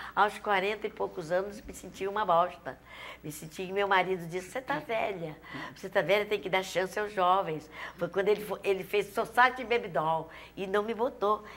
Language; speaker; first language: Portuguese; native; Portuguese